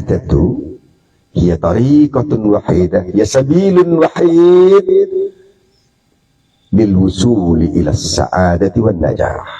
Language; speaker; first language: Arabic; non-native, fluent; Indonesian